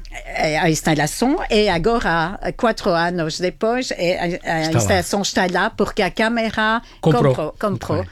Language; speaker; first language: Portuguese; non-native, fluent; French